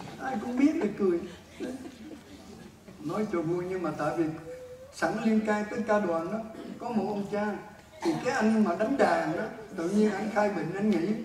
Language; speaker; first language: Vietnamese; native; Vietnamese